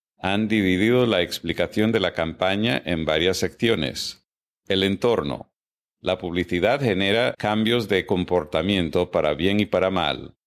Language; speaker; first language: Spanish; non-native, fluent; English